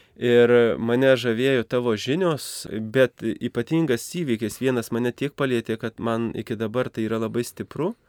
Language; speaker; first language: Lithuanian; native; Lithuanian